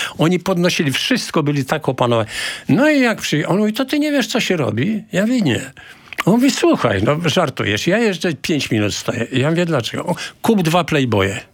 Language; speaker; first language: Polish; native; Polish